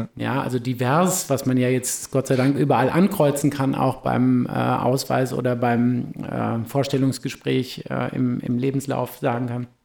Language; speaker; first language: German; native; German